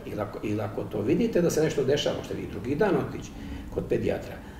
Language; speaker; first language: Bosnian; native; Bosnian